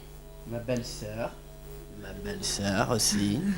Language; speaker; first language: French; non-native, learner; Portuguese